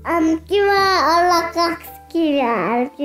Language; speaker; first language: Finnish; early bilingual, heritage; Finnish